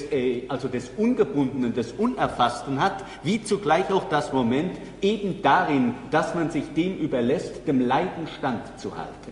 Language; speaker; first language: German; native; German